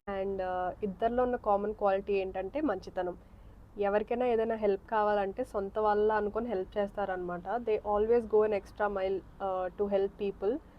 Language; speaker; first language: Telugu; early bilingual, heritage; Telugu